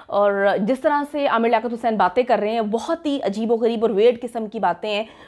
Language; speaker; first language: Urdu; native; Urdu